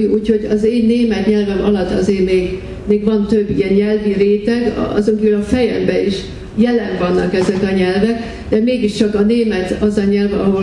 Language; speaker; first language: Hungarian; early bilingual, heritage; Hungarian